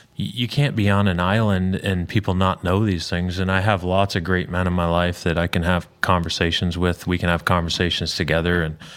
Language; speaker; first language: English; native; English